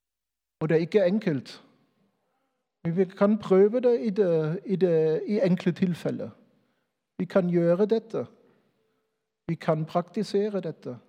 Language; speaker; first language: Norwegian; non-native, fluent; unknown